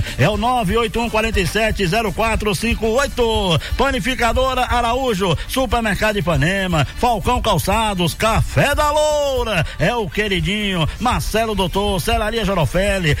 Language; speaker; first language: Portuguese; native; Portuguese